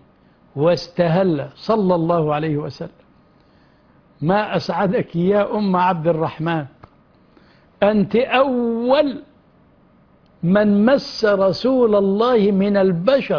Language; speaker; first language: Arabic; native; Arabic